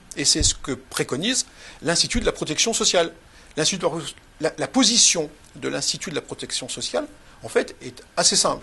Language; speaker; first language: French; native; French